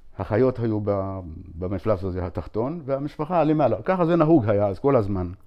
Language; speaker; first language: Hebrew; non-native, local second language; Arabic